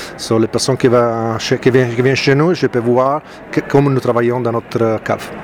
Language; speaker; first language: French; non-native, fluent; Italian